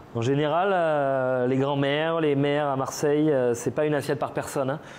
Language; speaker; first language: French; native; French